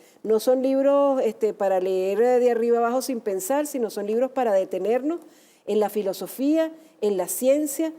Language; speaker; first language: Spanish; native; Spanish